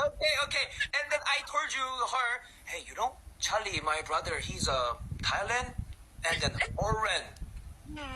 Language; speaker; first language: English; non-native, learner; Thai